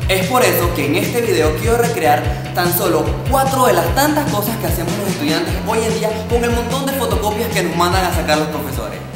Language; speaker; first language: Spanish; native; Spanish